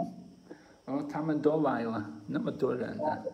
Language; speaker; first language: Chinese; non-native, fluent; English